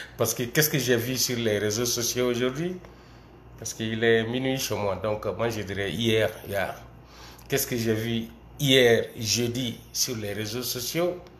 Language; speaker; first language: French; non-native, local second language; Bambara